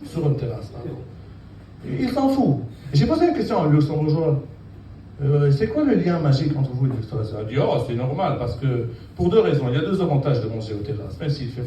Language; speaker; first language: French; non-native, fluent; Arabic